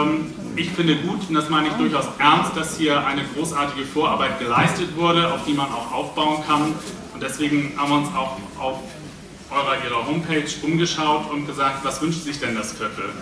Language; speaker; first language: German; native; German